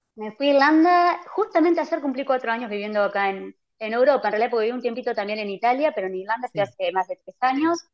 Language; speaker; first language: Spanish; native; Spanish